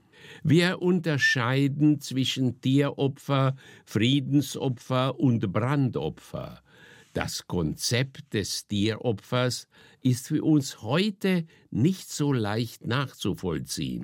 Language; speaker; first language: German; native; German